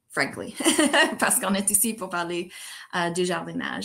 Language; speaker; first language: French; non-native, fluent; English